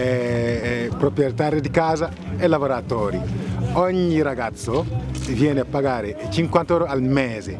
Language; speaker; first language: Italian; non-native, fluent; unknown